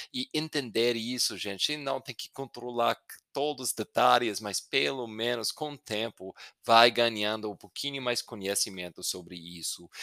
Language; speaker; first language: Portuguese; non-native, fluent; English